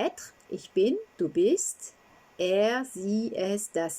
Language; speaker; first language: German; non-native, fluent; French